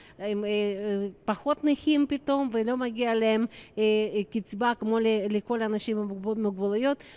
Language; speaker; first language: Hebrew; non-native, fluent; Russian